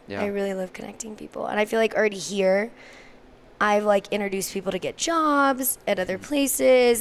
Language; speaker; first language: English; native; English